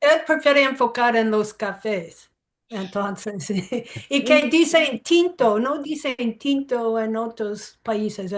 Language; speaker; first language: Spanish; non-native, fluent; English